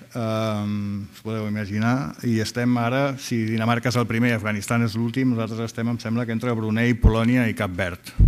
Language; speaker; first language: Catalan; non-native, fluent; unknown